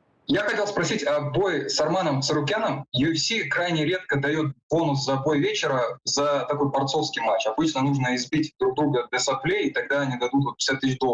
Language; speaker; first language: Russian; native; Russian